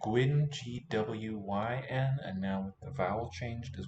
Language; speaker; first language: Welsh; non-native, learner; English